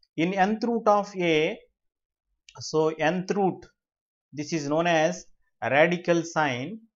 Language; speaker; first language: English; non-native, local second language; Telugu